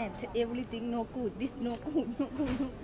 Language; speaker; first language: English; non-native, learner; Thai